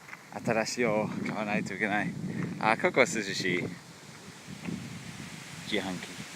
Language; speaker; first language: Japanese; non-native, fluent; English